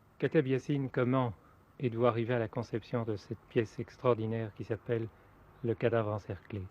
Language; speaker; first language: French; native; French